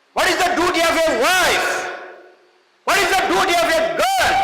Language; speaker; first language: English; non-native, local second language; Telugu